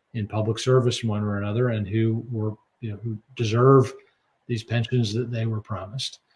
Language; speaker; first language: English; native; English